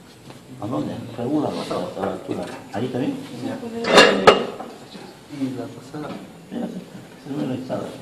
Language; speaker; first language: Spanish; native; Spanish